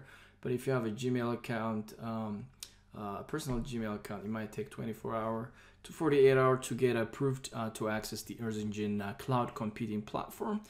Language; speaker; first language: English; non-native, fluent; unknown